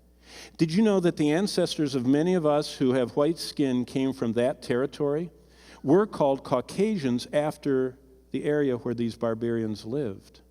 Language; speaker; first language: English; native; English